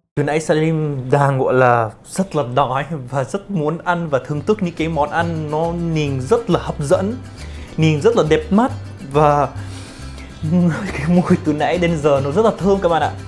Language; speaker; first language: Vietnamese; non-native, fluent; Arabic